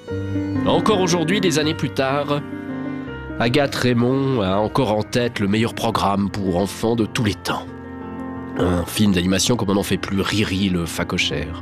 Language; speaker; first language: French; native; French